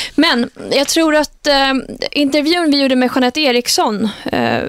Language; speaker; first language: Swedish; native; Swedish